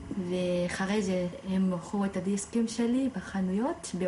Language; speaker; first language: Hebrew; non-native, fluent; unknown